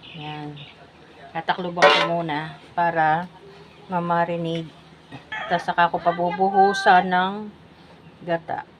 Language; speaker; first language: Filipino; native; Filipino